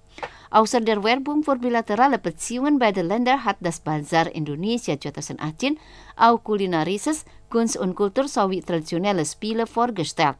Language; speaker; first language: German; non-native, fluent; Indonesian